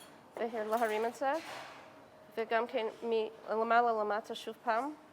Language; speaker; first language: Hebrew; non-native, fluent; English